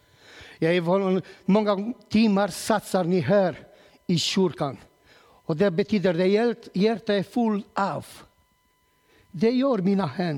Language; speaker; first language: Swedish; non-native, learner; Romanian